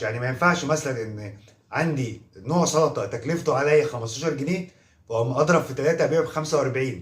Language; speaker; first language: Arabic; native; Arabic